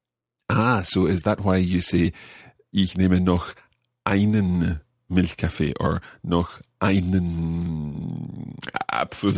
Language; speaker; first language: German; non-native, learner; English